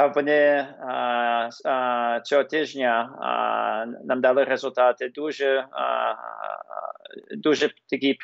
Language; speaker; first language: Ukrainian; early bilingual, heritage; English